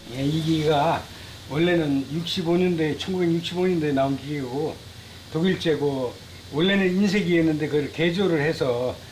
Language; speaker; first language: Korean; native; Korean